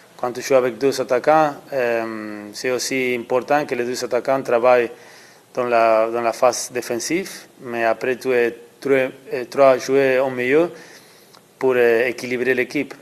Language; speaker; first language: French; non-native, learner; Spanish